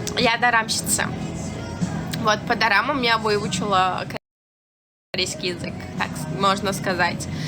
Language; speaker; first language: Russian; non-native, local second language; Turkmen